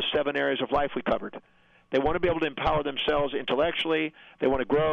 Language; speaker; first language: English; native; English